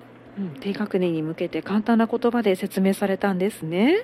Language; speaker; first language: Japanese; native; Japanese